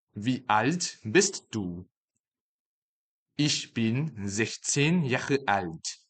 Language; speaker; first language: German; non-native, fluent; Chinese